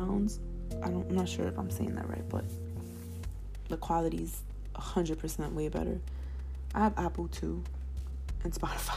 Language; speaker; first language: English; early bilingual, other home language; Spanish